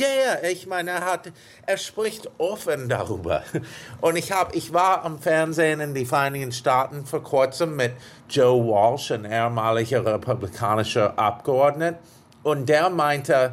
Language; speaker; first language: German; non-native, fluent; English